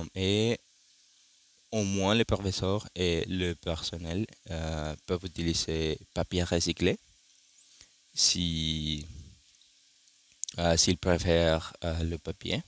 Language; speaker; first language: French; non-native, learner; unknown